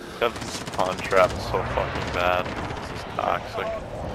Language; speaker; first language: English; native; English